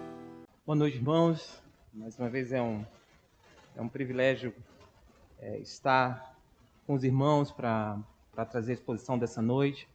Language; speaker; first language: Portuguese; native; Portuguese